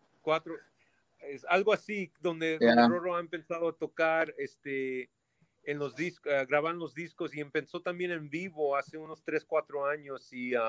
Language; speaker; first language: Spanish; early bilingual, heritage; Spanish